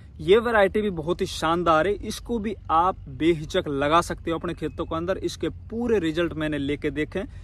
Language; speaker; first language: Hindi; native; Hindi